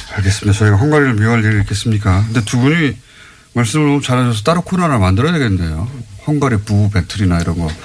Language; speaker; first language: Korean; native; Korean